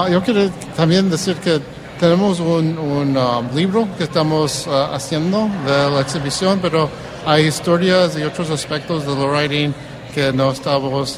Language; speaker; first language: Spanish; early bilingual, heritage; English